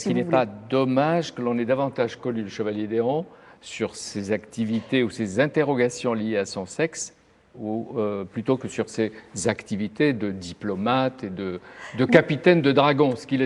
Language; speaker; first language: French; native; French